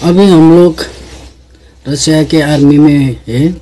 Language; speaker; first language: Hindi; non-native, learner; Nepali